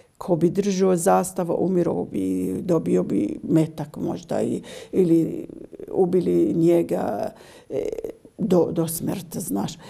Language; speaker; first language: Serbian; non-native, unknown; Arabic